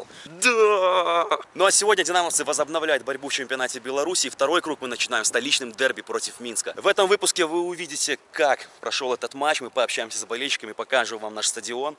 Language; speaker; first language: Russian; native; Russian